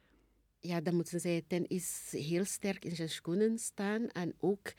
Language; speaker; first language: Dutch; non-native, fluent; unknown